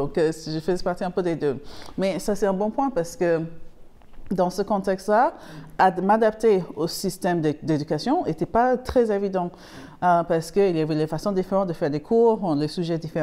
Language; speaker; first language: French; non-native, fluent; English